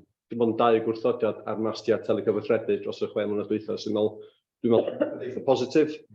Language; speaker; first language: Welsh; native; Welsh